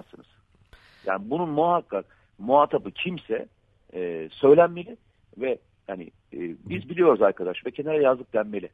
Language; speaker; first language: Turkish; native; Turkish